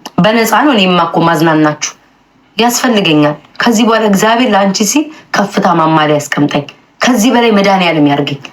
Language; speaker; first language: Amharic; native; Amharic